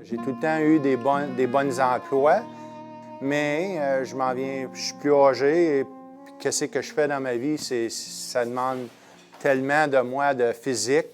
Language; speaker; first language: French; native; French